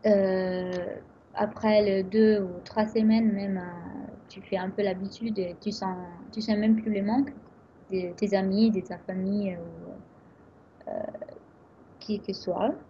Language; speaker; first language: French; non-native, fluent; Italian